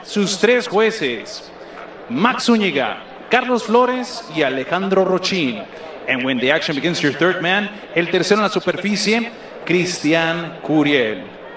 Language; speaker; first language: Spanish; native; Spanish